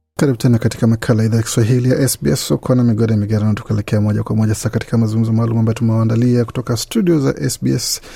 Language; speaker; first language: Swahili; native; Swahili